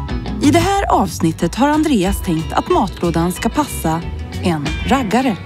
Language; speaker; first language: Swedish; native; Swedish